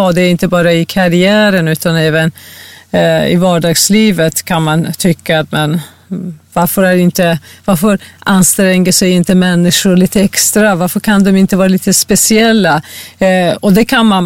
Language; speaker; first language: Swedish; non-native, fluent; Persian